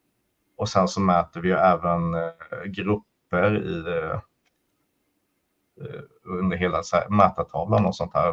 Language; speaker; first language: Swedish; native; Swedish